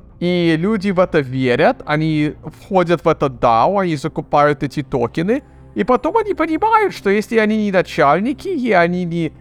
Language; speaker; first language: Russian; early bilingual, heritage; Russian